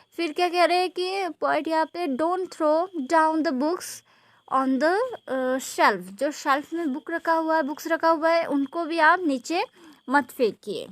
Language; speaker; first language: Hindi; non-native, local second language; Bangla